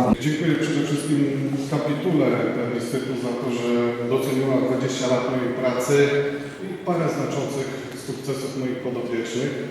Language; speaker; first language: Polish; native; Polish